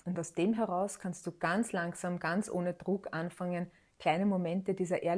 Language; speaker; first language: German; native; German